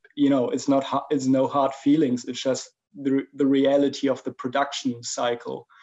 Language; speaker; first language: English; non-native, fluent; German